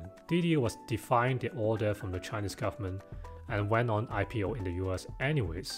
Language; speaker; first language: English; non-native, local second language; Cantonese